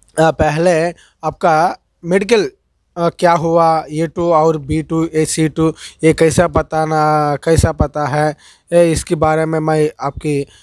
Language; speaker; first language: Hindi; non-native, local second language; Telugu